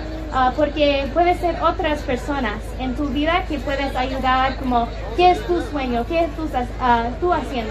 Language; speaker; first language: Spanish; non-native, learner; English